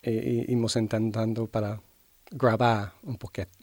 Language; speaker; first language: Spanish; non-native, fluent; English